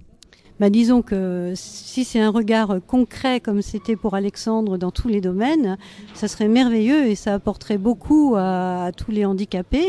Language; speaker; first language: French; native; French